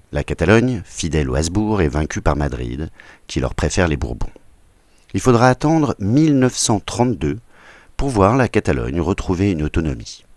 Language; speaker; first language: French; native; French